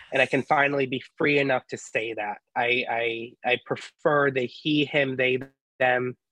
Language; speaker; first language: English; native; English